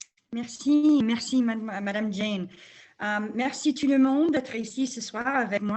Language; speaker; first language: French; non-native, fluent; English